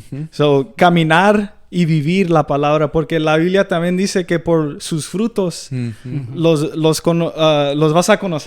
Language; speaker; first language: Spanish; early bilingual, heritage; Spanish